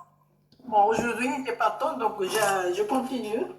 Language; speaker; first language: French; non-native, learner; Japanese